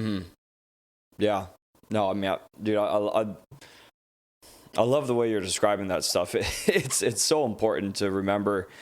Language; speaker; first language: English; native; English